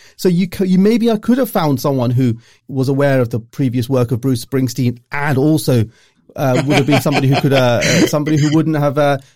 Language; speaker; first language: English; early bilingual, other home language; Urdu